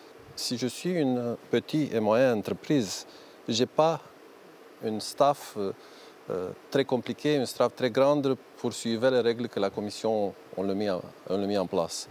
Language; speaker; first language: French; non-native, fluent; Romanian